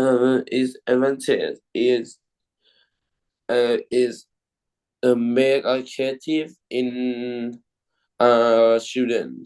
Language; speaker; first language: English; non-native, learner; Thai